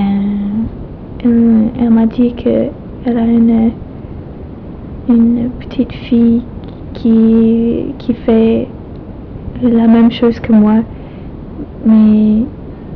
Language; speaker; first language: French; non-native, fluent; English